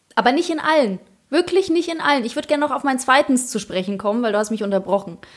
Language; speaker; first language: German; early bilingual, other home language; Polish